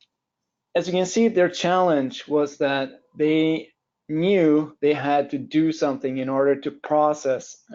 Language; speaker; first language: English; non-native, fluent; Norwegian